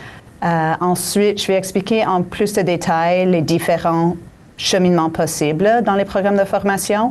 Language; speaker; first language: French; native; French